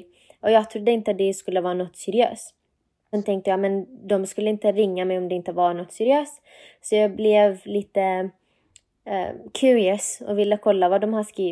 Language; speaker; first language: Swedish; non-native, fluent; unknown